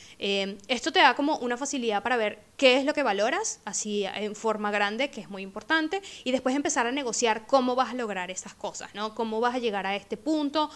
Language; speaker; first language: Spanish; native; Spanish